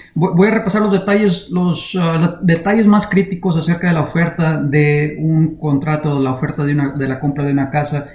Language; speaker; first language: Spanish; early bilingual, heritage; Spanish